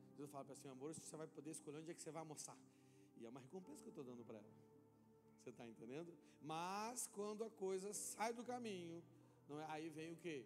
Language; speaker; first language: Portuguese; native; Portuguese